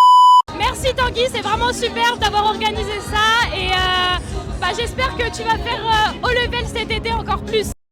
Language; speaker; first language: French; native; French